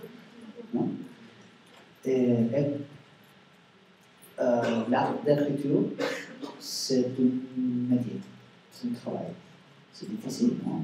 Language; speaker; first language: French; non-native, learner; Spanish